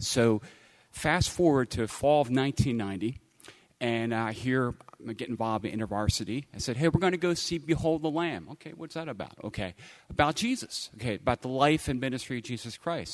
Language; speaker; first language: English; native; English